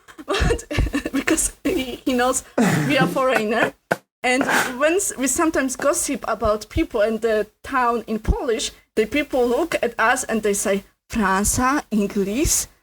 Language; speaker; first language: English; non-native, learner; Polish